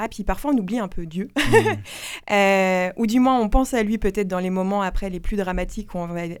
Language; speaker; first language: French; native; French